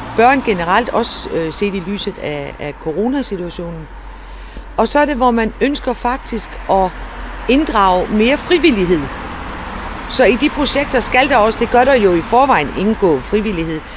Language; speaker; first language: Danish; native; Danish